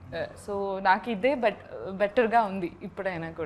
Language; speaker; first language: Telugu; non-native, learner; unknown